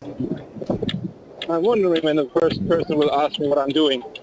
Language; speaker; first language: English; non-native, fluent; German